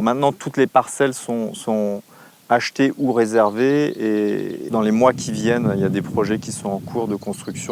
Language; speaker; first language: French; native; French